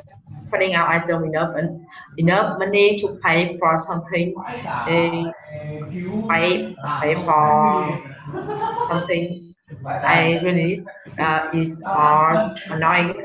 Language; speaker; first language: English; non-native, learner; Vietnamese